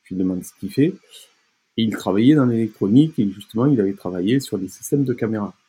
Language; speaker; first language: French; native; French